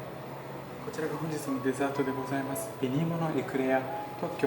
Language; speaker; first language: Japanese; native; Japanese